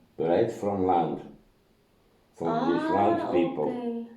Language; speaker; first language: English; non-native, learner; Croatian